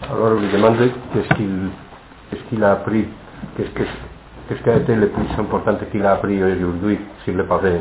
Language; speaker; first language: French; non-native, fluent; Spanish